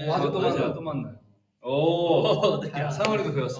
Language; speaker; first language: Korean; native; Korean